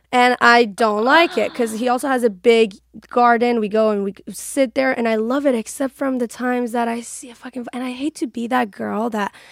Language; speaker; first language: English; non-native, fluent; Persian